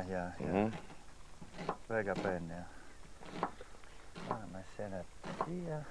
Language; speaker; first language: Estonian; non-native, learner; Ukrainian